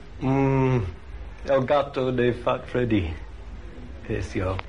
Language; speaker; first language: Spanish; non-native, learner; English